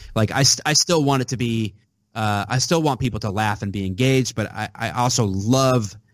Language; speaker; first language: English; native; English